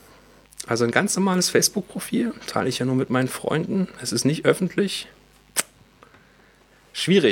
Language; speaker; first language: German; native; German